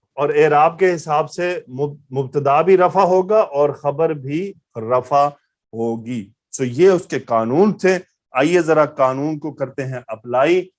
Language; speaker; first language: Urdu; native; Urdu